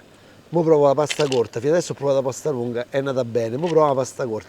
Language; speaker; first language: Italian; native; Italian